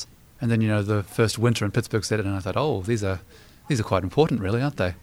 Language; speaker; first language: English; native; English